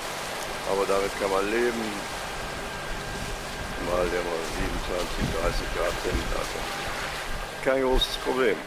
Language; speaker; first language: German; native; German